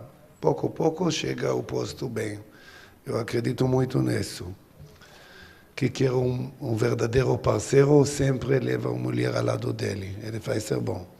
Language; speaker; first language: Portuguese; non-native, learner; Hebrew